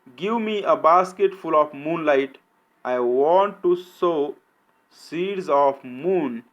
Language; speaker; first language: English; non-native, local second language; Marathi